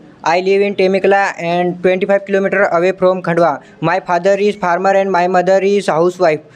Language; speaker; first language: English; non-native, learner; Hindi